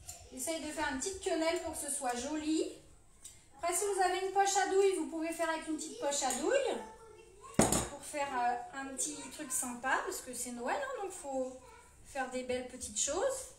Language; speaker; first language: French; native; French